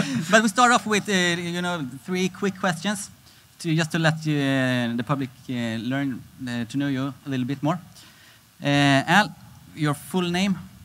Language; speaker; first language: English; non-native, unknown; Swedish